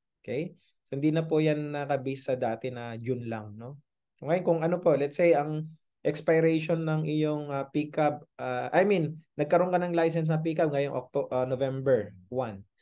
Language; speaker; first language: Filipino; non-native, local second language; Iloko